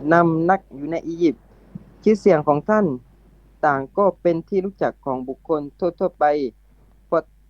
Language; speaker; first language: Thai; non-native, local second language; Pattani Malay